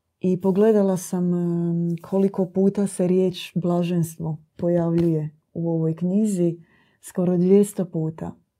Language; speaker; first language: Croatian; native; Croatian